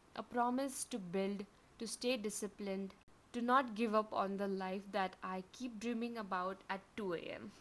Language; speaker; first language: English; non-native, local second language; Marathi